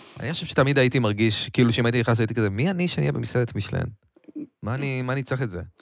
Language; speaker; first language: Hebrew; native; Hebrew